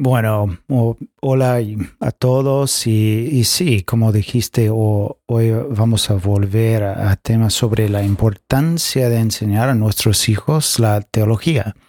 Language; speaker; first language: Spanish; non-native, fluent; English